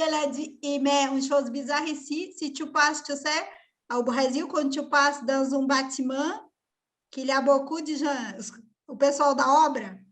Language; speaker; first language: French; non-native, fluent; Portuguese